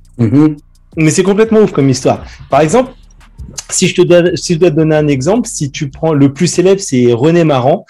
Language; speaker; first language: French; native; French